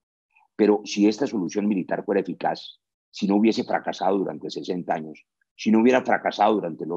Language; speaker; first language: Spanish; native; Spanish